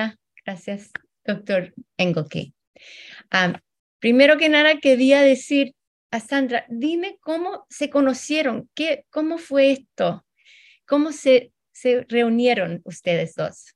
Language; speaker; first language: Spanish; early bilingual, heritage; Spanish